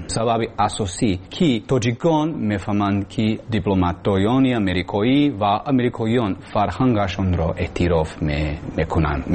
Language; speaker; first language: Tajik; non-native, learner; English